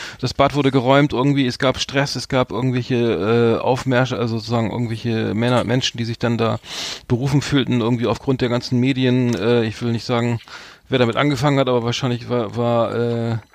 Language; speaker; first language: German; native; German